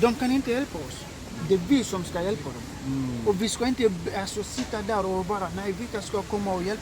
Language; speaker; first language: Swedish; early bilingual, other home language; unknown